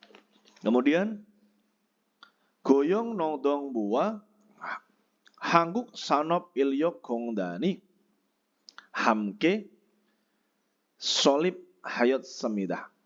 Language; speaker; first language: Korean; non-native, fluent; Indonesian